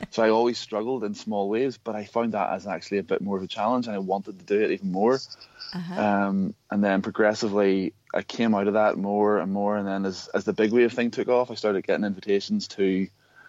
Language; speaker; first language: English; native; English